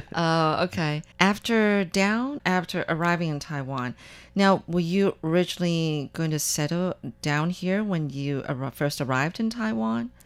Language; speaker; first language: English; non-native, fluent; Chinese